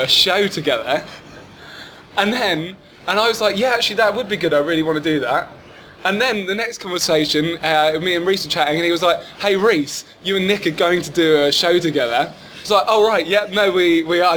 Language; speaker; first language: English; native; English